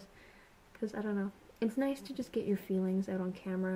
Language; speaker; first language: English; native; English